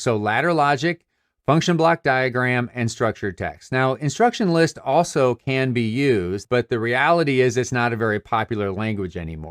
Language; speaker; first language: English; native; English